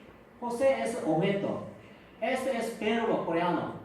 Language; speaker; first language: Spanish; non-native, fluent; Korean